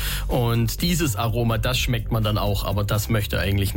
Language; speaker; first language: German; native; German